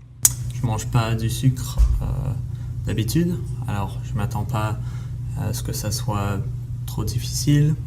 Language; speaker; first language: French; non-native, learner; English